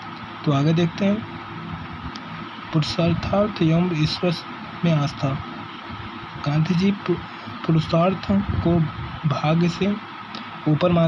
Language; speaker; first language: Hindi; native; Hindi